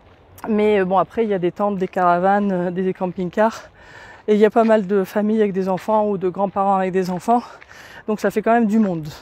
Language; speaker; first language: French; native; French